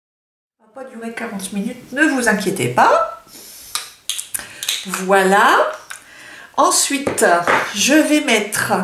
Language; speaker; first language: French; native; French